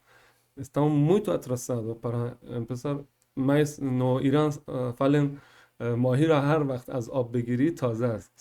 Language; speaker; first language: Portuguese; non-native, learner; Persian